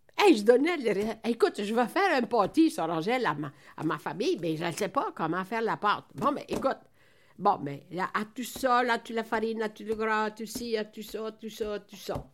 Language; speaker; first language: French; non-native, fluent; Italian